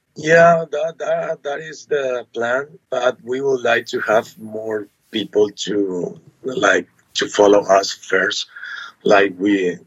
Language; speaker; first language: English; non-native, learner; Spanish